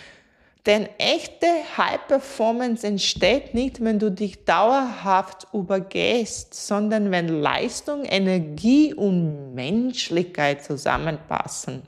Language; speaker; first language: German; non-native, fluent; Latvian